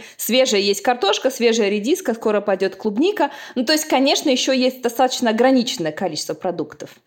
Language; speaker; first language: Russian; native; Russian